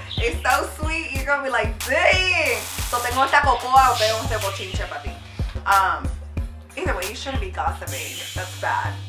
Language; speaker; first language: English; native; English